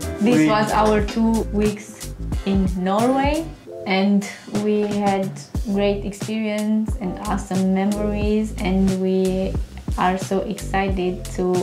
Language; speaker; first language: English; non-native, learner; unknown